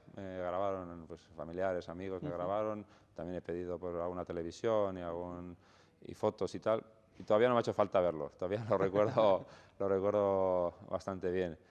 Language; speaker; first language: Spanish; native; Spanish